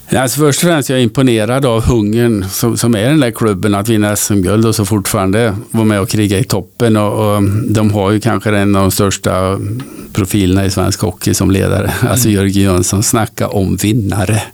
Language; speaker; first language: Swedish; native; Swedish